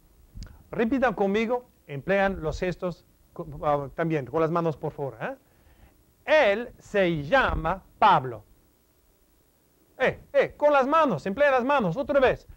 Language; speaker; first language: Spanish; non-native, fluent; English